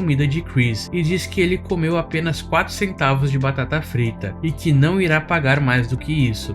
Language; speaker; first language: Portuguese; native; Portuguese